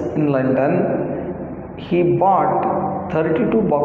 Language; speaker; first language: English; non-native, local second language; Kannada